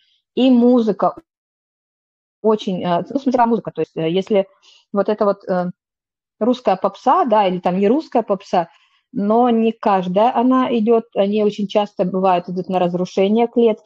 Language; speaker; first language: Russian; native; Russian